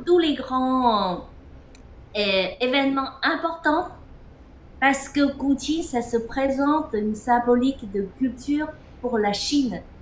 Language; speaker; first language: French; non-native, fluent; Chinese